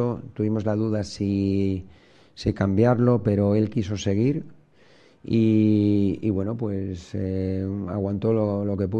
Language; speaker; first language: Spanish; native; Spanish